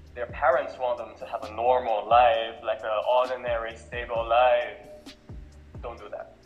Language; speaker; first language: English; non-native, local second language; Cantonese